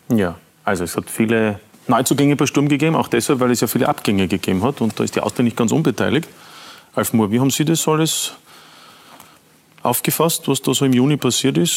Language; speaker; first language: German; native; German